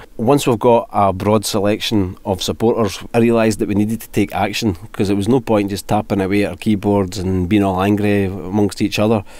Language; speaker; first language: English; native; English